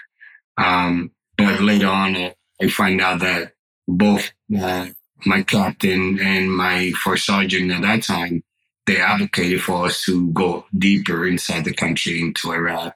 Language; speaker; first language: English; non-native, fluent; Spanish